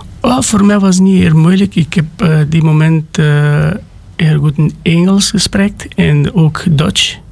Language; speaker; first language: Dutch; non-native, learner; Romanian